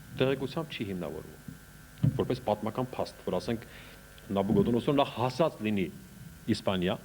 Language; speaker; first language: Armenian; native; Armenian